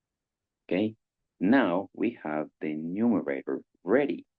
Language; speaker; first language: English; non-native, fluent; Spanish